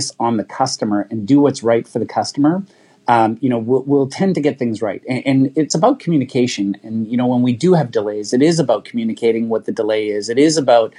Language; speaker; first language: English; native; English